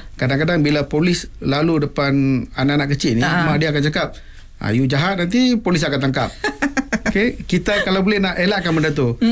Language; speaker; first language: Malay; non-native, local second language; Tamil